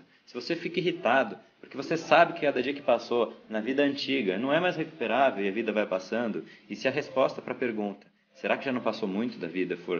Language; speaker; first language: Portuguese; native; Portuguese